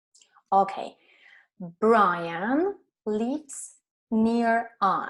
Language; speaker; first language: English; non-native, fluent; Spanish